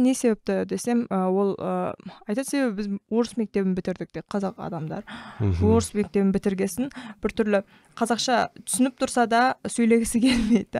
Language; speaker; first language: Kazakh; early bilingual, heritage; Kazakh